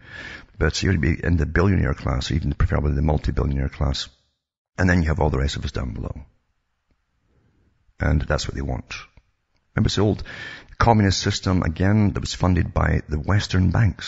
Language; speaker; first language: English; native; English